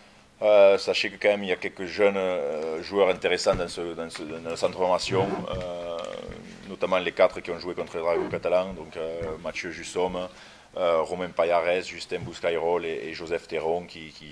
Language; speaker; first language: French; native; French